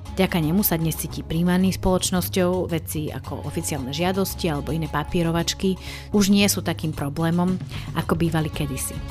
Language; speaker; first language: Slovak; native; Slovak